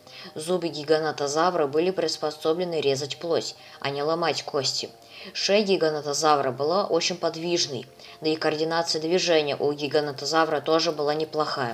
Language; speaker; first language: Russian; native; Russian